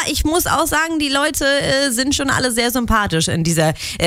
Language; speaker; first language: German; native; German